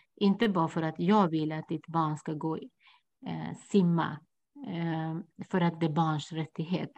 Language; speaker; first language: Swedish; non-native, fluent; Kurdish